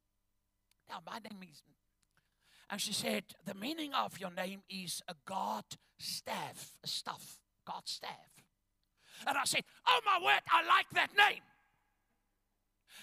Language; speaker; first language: English; non-native, local second language; Afrikaans